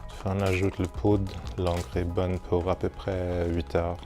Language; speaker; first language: French; non-native, fluent; German